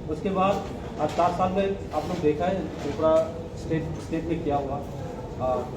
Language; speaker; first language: Hindi; non-native, local second language; Kok Borok